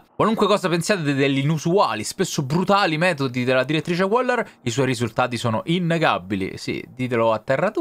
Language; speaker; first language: Italian; native; Italian